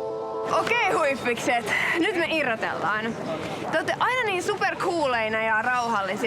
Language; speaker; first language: Finnish; native; Finnish